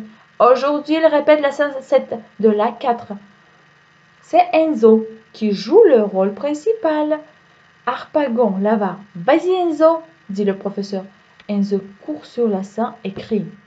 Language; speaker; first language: French; non-native, fluent; Uzbek